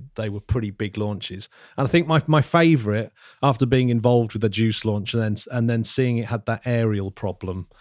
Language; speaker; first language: English; native; English